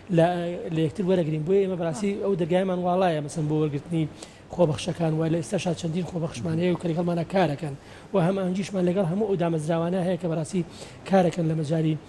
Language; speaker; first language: Central Kurdish; native; Central Kurdish